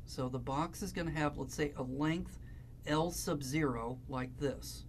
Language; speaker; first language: English; native; English